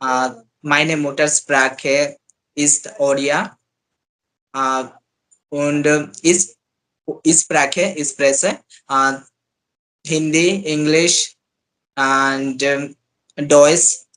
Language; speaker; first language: German; non-native, learner; Odia